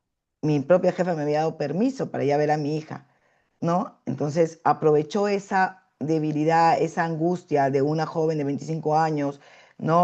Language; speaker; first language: Spanish; native; Spanish